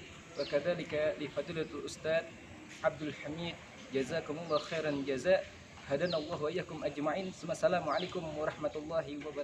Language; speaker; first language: Arabic; non-native, fluent; Indonesian